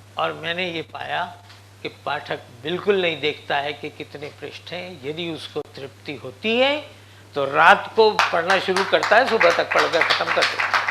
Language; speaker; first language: Hindi; non-native, local second language; Punjabi